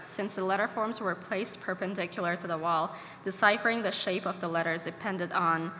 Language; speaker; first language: English; non-native, fluent; Persian